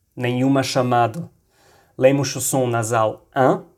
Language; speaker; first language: Portuguese; non-native, fluent; Arabic